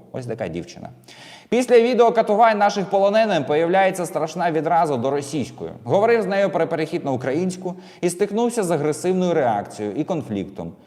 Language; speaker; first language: Ukrainian; non-native, local second language; Russian